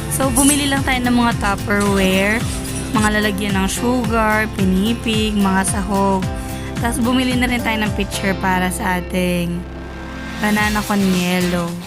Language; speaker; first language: Filipino; non-native, local second language; Pampanga